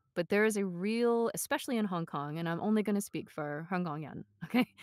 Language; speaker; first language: English; native; English